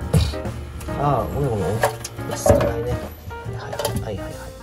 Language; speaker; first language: Japanese; native; Japanese